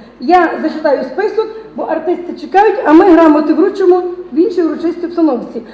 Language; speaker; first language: Ukrainian; native; Ukrainian